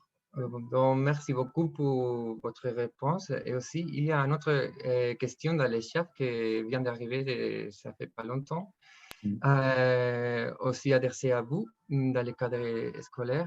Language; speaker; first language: French; non-native, fluent; Spanish